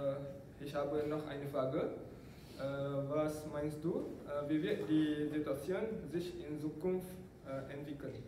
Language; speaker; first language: German; non-native, learner; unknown